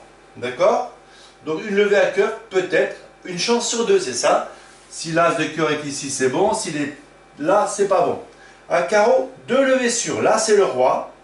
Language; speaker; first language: French; native; French